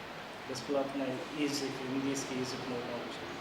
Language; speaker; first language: Russian; non-native, learner; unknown